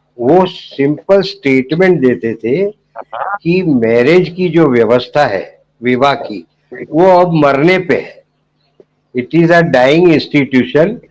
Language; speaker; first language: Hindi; non-native, local second language; Gujarati